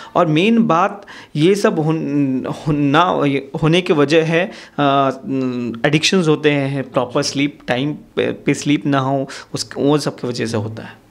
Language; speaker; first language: Hindi; native; Hindi